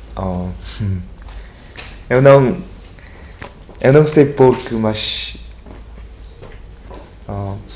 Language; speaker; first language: Portuguese; non-native, learner; Korean